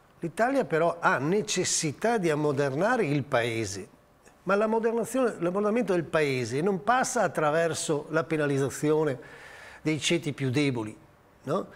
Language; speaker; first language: Italian; native; Italian